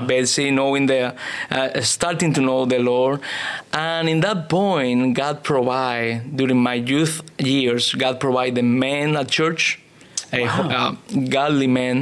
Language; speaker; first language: English; non-native, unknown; Spanish